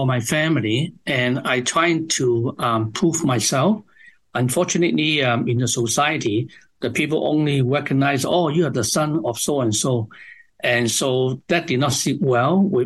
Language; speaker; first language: English; non-native, local second language; Cantonese